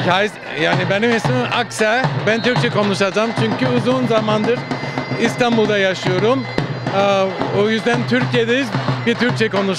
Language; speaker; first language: Turkish; non-native, fluent; German